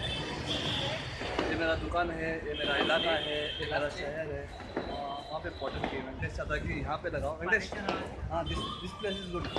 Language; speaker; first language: Hindi; non-native, local second language; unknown